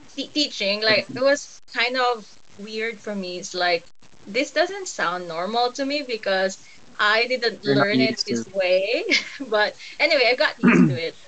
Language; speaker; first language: English; non-native, local second language; Cebuano